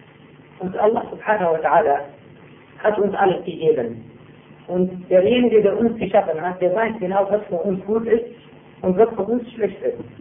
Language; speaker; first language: German; non-native, fluent; Turkish